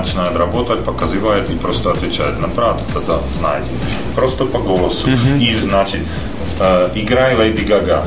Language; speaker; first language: Russian; non-native, fluent; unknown